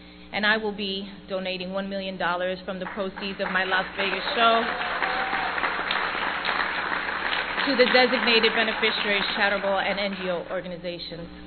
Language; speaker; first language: English; early bilingual, other home language; Spanish